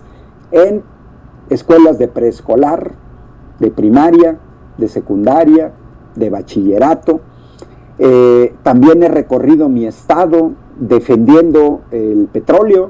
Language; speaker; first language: Spanish; native; Spanish